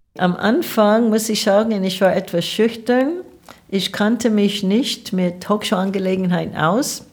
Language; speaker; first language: German; non-native, fluent; English